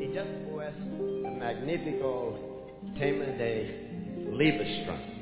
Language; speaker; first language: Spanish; non-native, learner; English